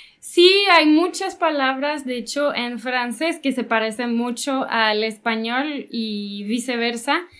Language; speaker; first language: Spanish; non-native, fluent; French